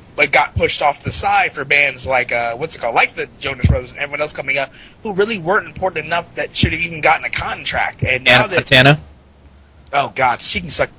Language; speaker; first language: English; native; English